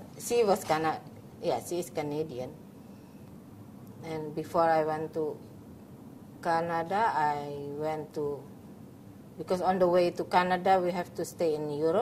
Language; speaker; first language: English; non-native, learner; Indonesian